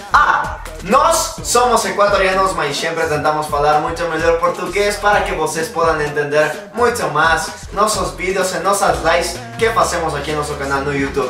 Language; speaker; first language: Portuguese; non-native, learner; Spanish